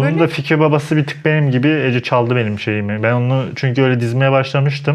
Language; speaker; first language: Turkish; native; Turkish